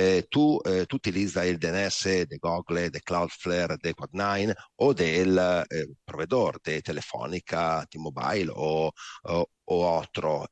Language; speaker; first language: Spanish; non-native, learner; Italian